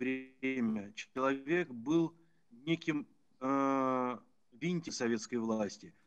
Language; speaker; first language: Russian; native; Russian